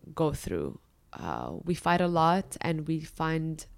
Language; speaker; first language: English; early bilingual, other home language; Arabic